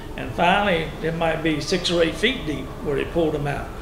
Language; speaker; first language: English; native; English